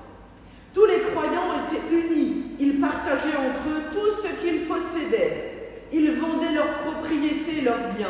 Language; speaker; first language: French; native; French